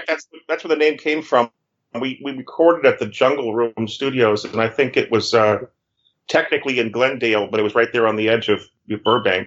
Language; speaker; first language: English; native; English